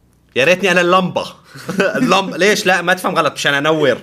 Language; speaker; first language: Arabic; native; Arabic